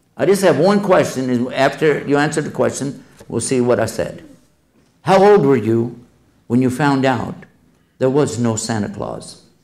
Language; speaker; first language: English; native; English